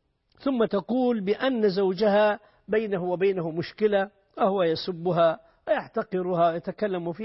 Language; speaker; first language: Arabic; native; Arabic